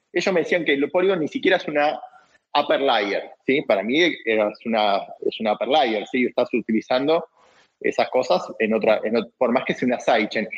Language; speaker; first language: Spanish; native; Spanish